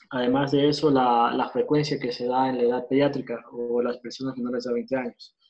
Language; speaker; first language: Spanish; native; Spanish